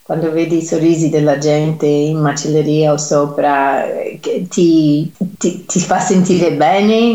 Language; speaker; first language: Italian; native; Italian